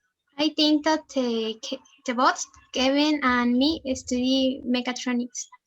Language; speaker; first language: English; non-native, learner; Spanish